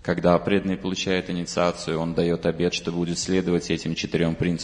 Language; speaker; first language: Russian; native; Russian